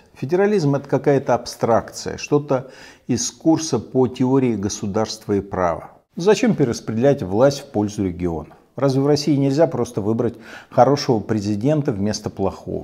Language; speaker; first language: Russian; native; Russian